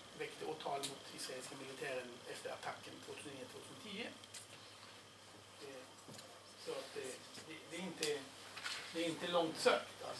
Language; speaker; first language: Swedish; non-native, fluent; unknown